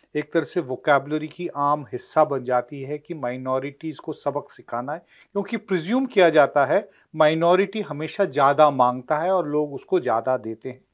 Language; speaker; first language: Hindi; native; Hindi